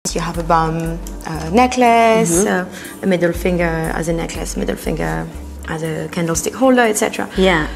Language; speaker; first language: English; non-native, fluent; French